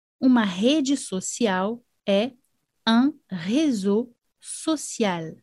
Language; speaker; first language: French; non-native, fluent; Portuguese